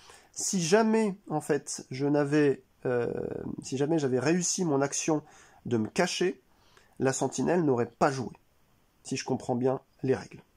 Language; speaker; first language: French; native; French